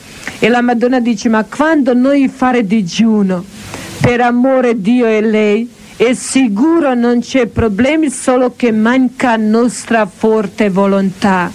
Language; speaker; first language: Italian; non-native, learner; Croatian